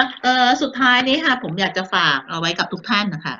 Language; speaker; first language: Japanese; non-native, fluent; Thai